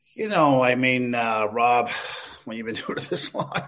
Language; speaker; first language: English; native; English